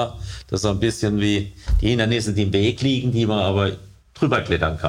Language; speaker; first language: German; native; German